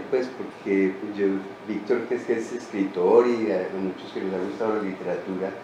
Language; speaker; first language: Spanish; native; Spanish